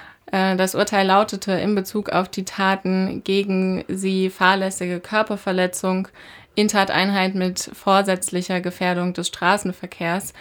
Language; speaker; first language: German; native; German